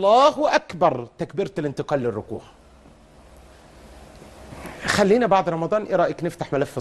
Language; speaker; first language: Arabic; native; Arabic